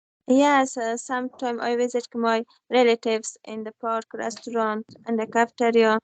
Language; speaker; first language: English; non-native, learner; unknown